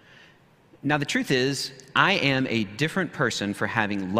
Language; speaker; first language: English; native; English